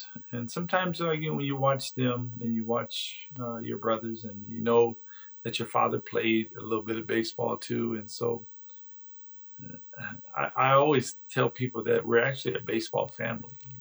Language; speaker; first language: English; native; English